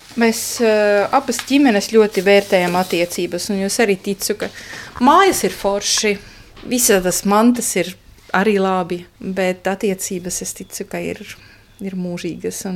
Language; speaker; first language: Latvian; non-native, fluent; Estonian